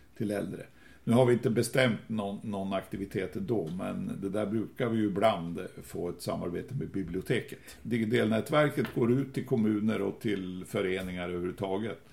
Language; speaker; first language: Swedish; native; Swedish